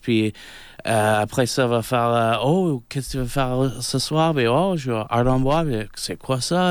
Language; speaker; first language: French; non-native, local second language; English